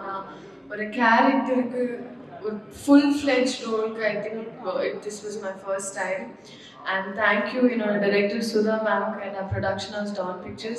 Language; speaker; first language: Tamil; non-native, fluent; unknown